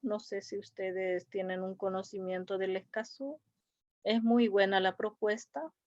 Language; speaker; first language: Spanish; non-native, local second language; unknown